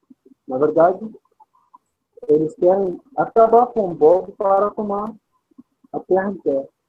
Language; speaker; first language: Portuguese; non-native, fluent; Arabic